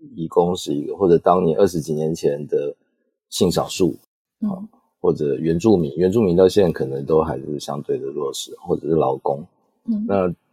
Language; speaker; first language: Chinese; native; Chinese